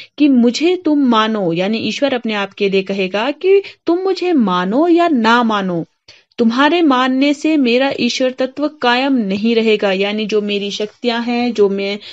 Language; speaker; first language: Hindi; native; Hindi